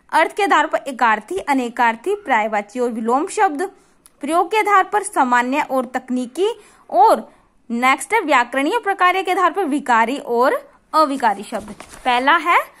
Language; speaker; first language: Hindi; native; Hindi